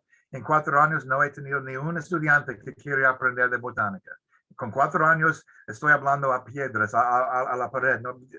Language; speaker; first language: Spanish; non-native, fluent; English